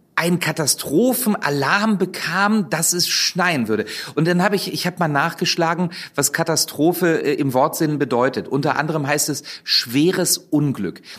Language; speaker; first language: German; native; German